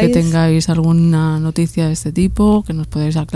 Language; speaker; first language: Spanish; native; Spanish